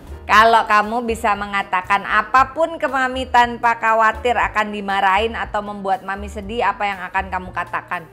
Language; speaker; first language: Indonesian; native; Indonesian